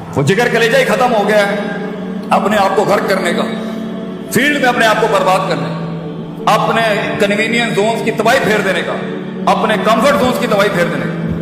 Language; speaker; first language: Urdu; non-native, local second language; Punjabi